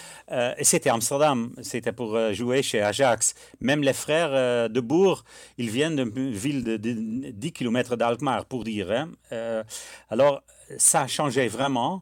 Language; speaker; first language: French; non-native, fluent; Dutch